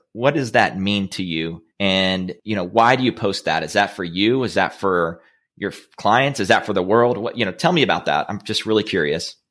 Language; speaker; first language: English; native; English